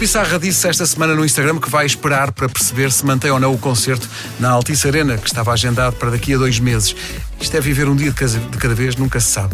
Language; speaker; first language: Portuguese; native; Portuguese